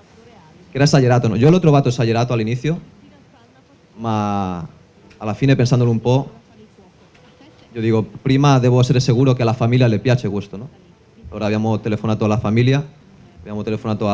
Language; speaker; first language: Italian; non-native, fluent; Spanish